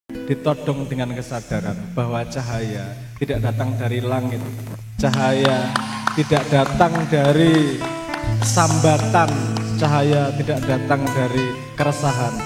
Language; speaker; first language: Indonesian; non-native, local second language; Javanese